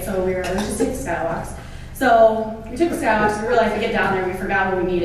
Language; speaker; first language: English; native; English